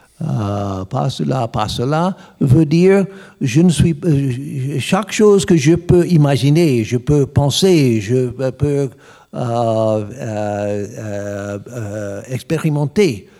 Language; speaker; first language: French; non-native, learner; English